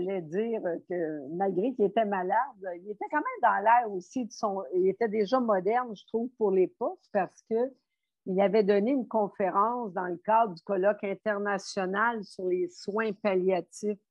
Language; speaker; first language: French; native; French